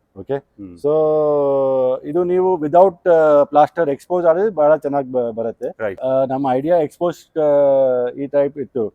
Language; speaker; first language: Kannada; non-native, local second language; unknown